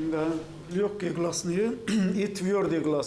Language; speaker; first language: Russian; non-native, fluent; Azerbaijani